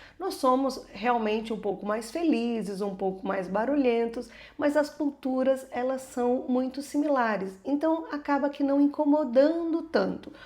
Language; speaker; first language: Portuguese; native; Portuguese